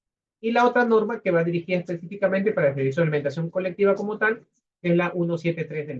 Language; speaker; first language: Spanish; native; Spanish